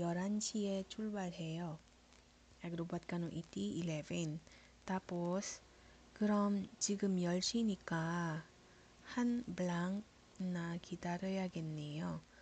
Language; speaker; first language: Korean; non-native, learner; Iloko